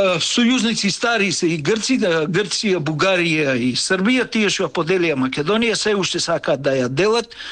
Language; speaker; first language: Macedonian; native; Macedonian